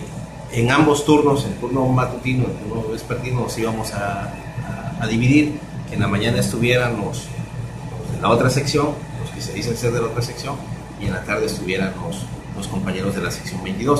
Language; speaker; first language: Spanish; native; Spanish